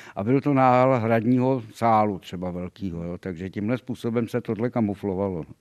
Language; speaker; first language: Czech; native; Czech